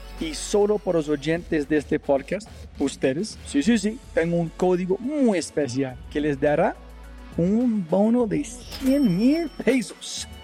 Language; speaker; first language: Spanish; non-native, fluent; English